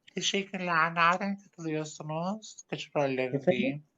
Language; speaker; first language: Turkish; non-native, local second language; Arabic